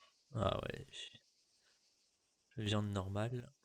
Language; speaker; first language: French; native; French